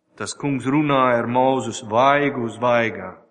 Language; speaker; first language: Latvian; non-native, learner; English